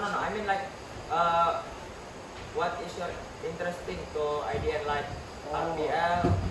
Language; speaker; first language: English; non-native, learner; Indonesian